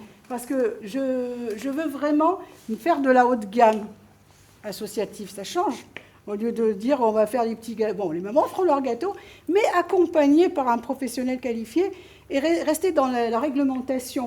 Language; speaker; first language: French; native; French